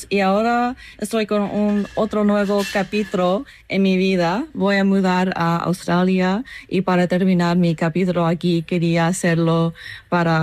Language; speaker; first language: Spanish; non-native, learner; English